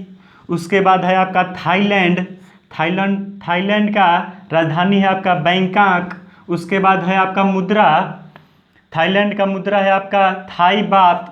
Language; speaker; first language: Hindi; native; Hindi